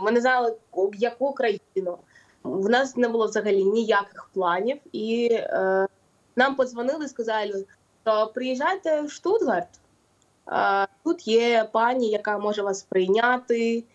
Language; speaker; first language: Ukrainian; non-native, local second language; Russian